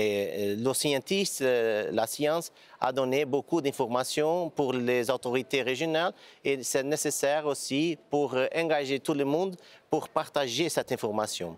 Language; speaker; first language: French; non-native, learner; Portuguese